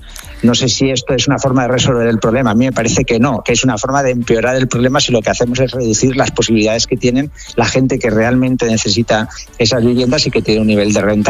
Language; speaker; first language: Spanish; native; Spanish